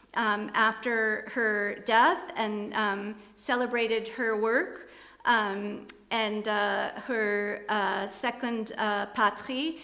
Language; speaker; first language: English; native; English